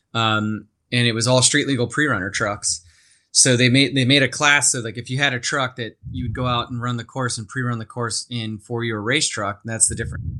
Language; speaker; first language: English; native; English